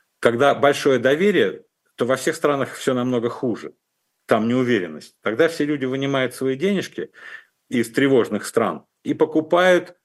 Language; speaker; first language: Russian; native; Russian